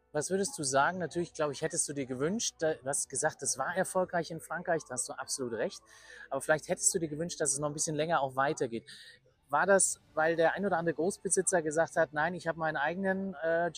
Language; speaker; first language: German; native; German